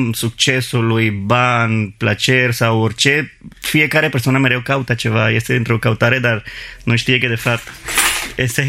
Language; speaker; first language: Romanian; non-native, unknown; Spanish